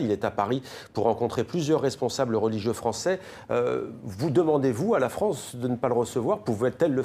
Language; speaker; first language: French; native; French